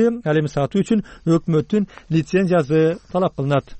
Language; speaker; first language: Kyrgyz; native; Kyrgyz